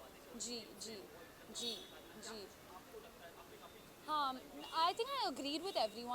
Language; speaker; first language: Hindi; native; Hindi